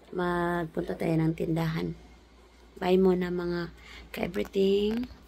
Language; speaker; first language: Filipino; non-native, local second language; Cebuano